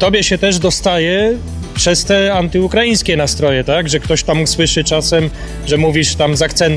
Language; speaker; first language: Polish; native; Polish